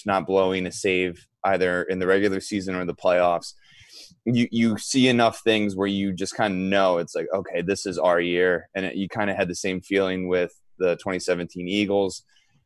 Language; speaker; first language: English; native; English